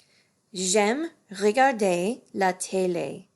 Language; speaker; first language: French; non-native, fluent; English